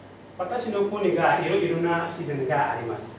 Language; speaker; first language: Japanese; non-native, learner; Mossi